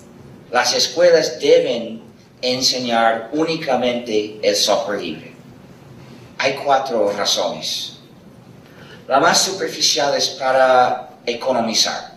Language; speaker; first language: Spanish; non-native, fluent; English